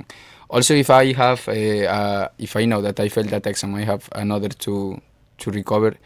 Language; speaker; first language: English; non-native, fluent; Spanish